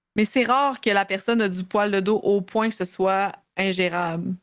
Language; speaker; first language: French; native; French